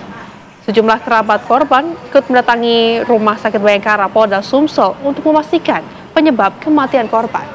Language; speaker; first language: Indonesian; native; Indonesian